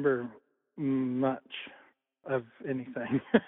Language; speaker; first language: English; native; English